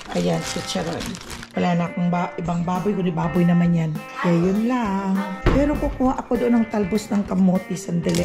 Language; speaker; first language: Filipino; native; Filipino